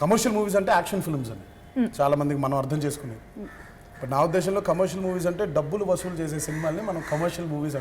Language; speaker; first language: Telugu; native; Telugu